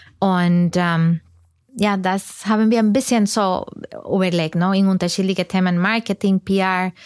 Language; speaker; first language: German; non-native, fluent; Spanish